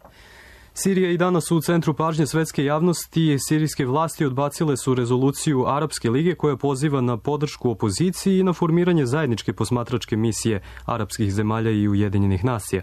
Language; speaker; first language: Croatian; native; Croatian